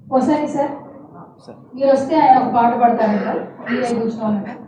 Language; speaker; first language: Telugu; native; Telugu